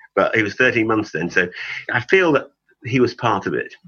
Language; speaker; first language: English; native; English